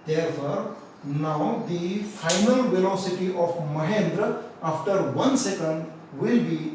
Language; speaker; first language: English; non-native, local second language; Marathi